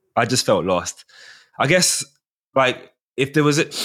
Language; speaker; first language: English; native; English